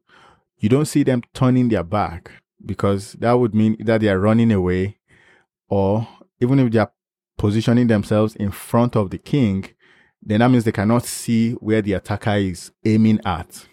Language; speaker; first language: English; non-native, local second language; Yoruba